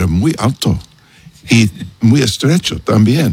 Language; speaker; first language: Spanish; non-native, learner; English